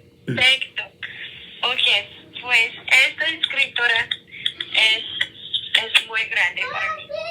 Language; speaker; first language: Spanish; non-native, learner; English